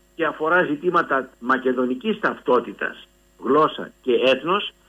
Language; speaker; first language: Greek; native; Greek